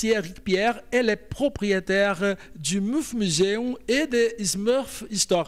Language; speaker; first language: French; non-native, fluent; Portuguese